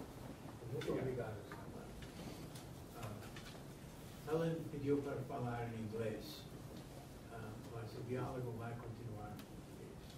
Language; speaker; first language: Portuguese; non-native, fluent; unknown